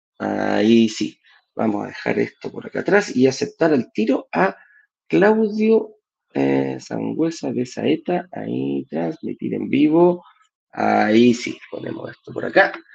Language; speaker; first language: Spanish; native; Spanish